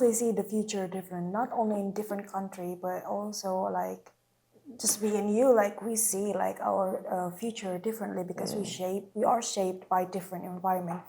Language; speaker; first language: English; non-native, local second language; Indonesian